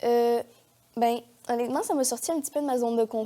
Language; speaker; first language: French; native; French